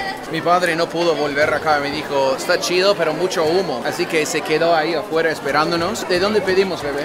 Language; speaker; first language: Spanish; non-native, fluent; English